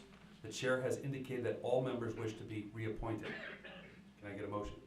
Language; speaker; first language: English; native; English